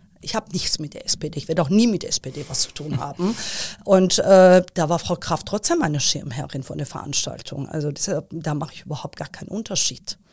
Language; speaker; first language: German; early bilingual, other home language; Persian